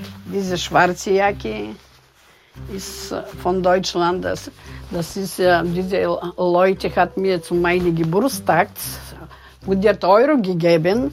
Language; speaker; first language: German; non-native, learner; Bulgarian